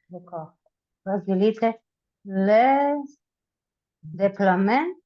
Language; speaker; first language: French; non-native, learner; Spanish